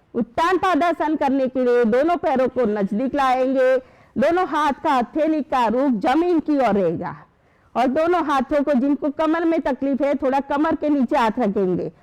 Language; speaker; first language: Hindi; non-native, local second language; Gujarati